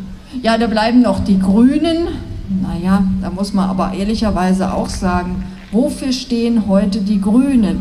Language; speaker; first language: German; native; German